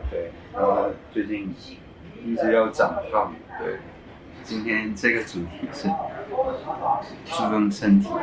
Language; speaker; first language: Chinese; non-native, local second language; Cantonese